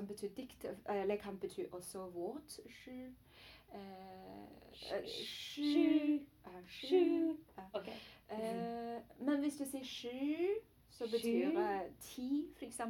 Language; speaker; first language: Norwegian; non-native, learner; Chinese